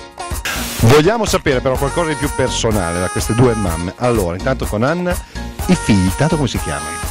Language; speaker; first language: Italian; native; Italian